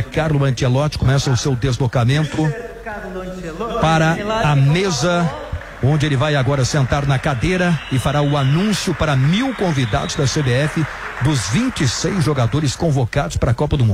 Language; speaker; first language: Portuguese; native; Portuguese